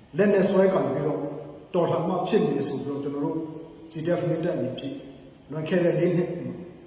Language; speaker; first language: Burmese; non-native, local second language; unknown